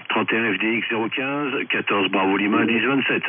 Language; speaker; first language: French; native; French